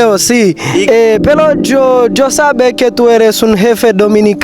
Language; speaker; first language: Spanish; non-native, learner; Haitian Creole